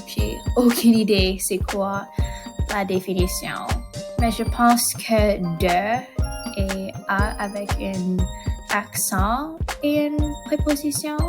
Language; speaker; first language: French; non-native, learner; English